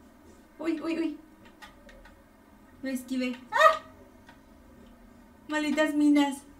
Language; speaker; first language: Spanish; native; Spanish